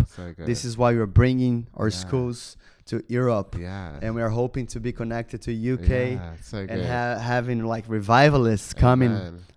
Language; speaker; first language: English; non-native, fluent; Portuguese